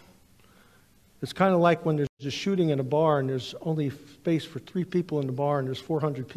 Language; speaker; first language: English; native; English